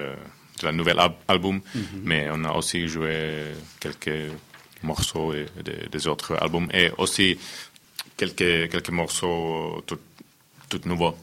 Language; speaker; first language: French; non-native, fluent; Finnish